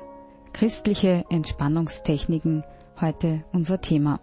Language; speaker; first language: German; native; German